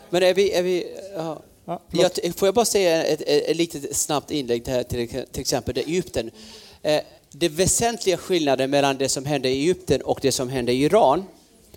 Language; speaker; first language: Swedish; non-native, fluent; Kurdish